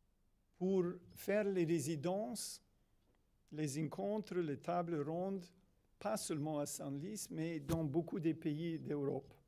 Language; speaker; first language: French; non-native, fluent; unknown